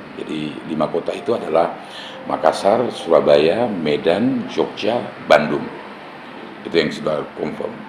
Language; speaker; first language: Indonesian; native; Indonesian